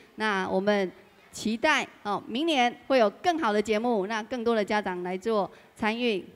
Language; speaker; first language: Chinese; native; Chinese